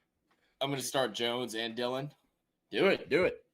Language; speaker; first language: English; native; English